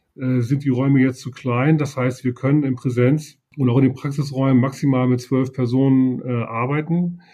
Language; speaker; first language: German; native; German